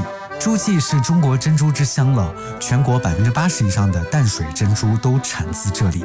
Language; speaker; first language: Chinese; native; Chinese